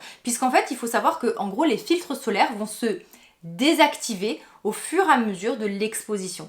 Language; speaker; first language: French; native; French